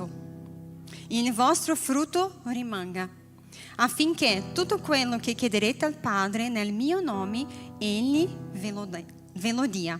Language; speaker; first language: Italian; non-native, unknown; Portuguese